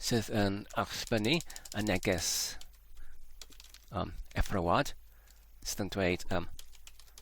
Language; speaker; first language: Welsh; non-native, learner; English